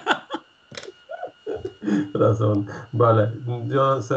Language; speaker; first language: Spanish; non-native, fluent; Polish